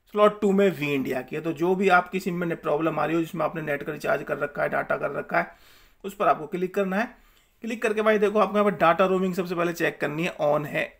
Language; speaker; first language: Hindi; native; Hindi